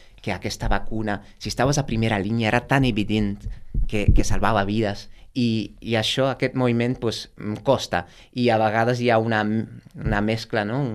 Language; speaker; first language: Catalan; non-native, fluent; Dutch